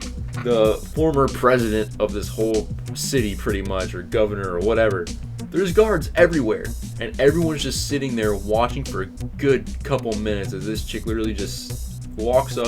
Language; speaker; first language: English; native; English